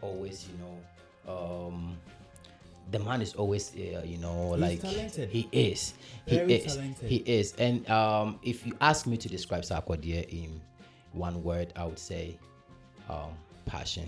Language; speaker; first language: English; non-native, local second language; Akan